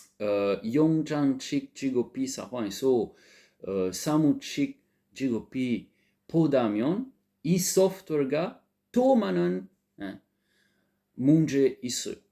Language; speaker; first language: Korean; non-native, learner; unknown